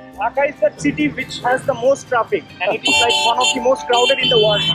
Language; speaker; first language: English; non-native, local second language; Bangla